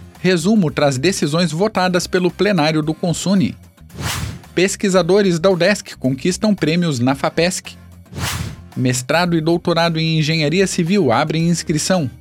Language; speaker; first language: Portuguese; native; Portuguese